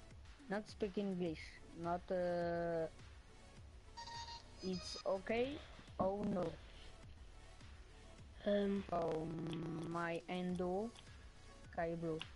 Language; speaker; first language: English; non-native, learner; French